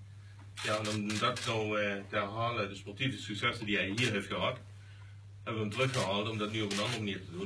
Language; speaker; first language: Dutch; native; Dutch